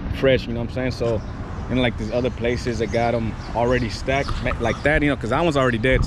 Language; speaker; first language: English; early bilingual, other home language; Spanish